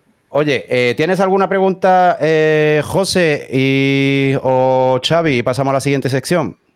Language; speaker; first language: Spanish; native; Spanish